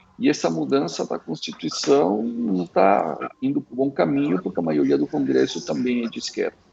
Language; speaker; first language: Portuguese; early bilingual, other home language; Spanish